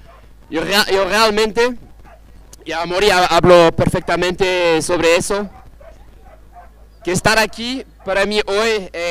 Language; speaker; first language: Spanish; non-native, fluent; Portuguese